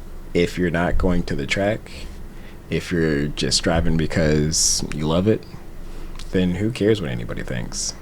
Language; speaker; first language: English; native; English